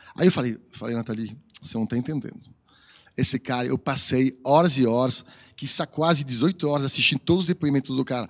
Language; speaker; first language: Portuguese; non-native, fluent; French